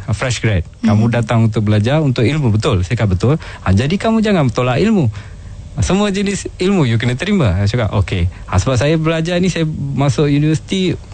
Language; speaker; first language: Malay; non-native, local second language; Tamil